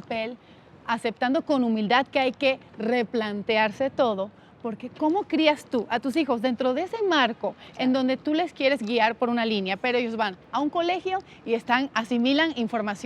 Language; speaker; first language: Spanish; native; Spanish